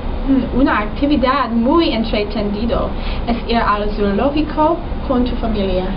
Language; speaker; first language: Spanish; non-native, learner; English